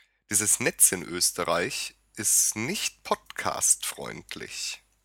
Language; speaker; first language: German; native; German